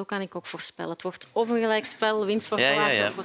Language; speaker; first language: Dutch; native; Dutch